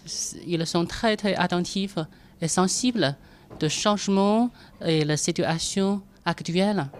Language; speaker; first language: French; non-native, fluent; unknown